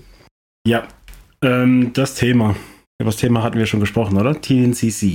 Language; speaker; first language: German; native; German